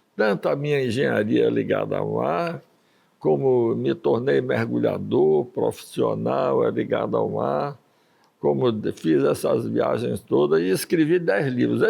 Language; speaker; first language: Portuguese; early bilingual, other home language; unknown